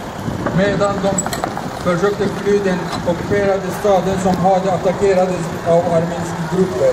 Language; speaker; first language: Swedish; non-native, fluent; Azerbaijani